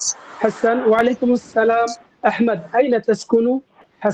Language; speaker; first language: Arabic; non-native, learner; Bangla